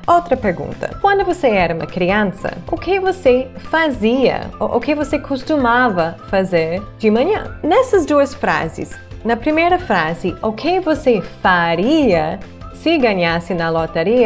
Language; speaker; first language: Portuguese; non-native, fluent; English